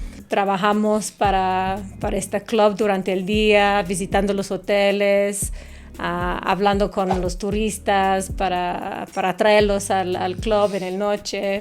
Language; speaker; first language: Spanish; non-native, fluent; English